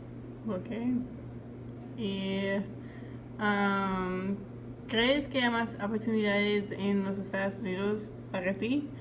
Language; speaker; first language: Spanish; non-native, learner; English